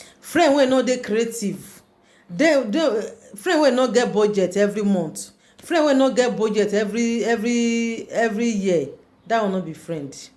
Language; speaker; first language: Nigerian Pidgin; native; Nigerian Pidgin